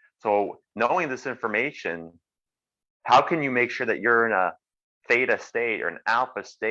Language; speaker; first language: English; native; English